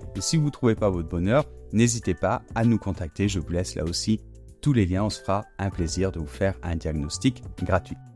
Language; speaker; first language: French; native; French